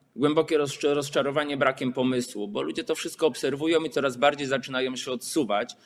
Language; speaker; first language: Polish; native; Polish